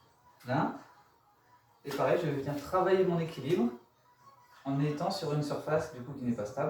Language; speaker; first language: French; native; French